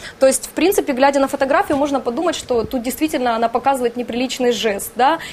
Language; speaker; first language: Russian; native; Russian